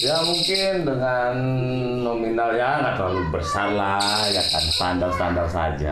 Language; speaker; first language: Indonesian; non-native, local second language; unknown